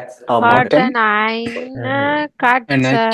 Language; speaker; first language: German; non-native, learner; Tamil